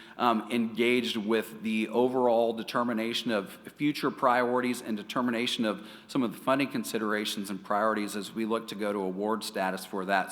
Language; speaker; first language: English; native; English